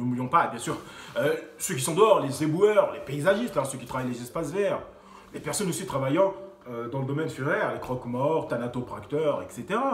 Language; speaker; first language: French; native; French